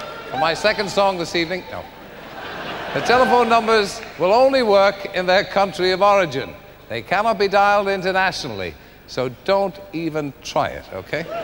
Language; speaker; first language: English; native; English